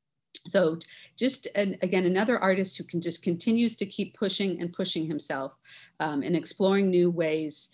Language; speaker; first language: English; native; English